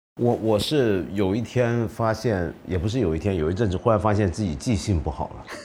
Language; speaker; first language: Chinese; non-native, local second language; Cantonese